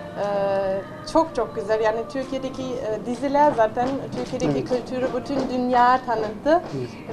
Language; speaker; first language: Turkish; non-native, fluent; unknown